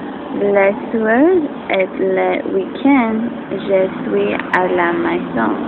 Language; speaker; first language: French; non-native, fluent; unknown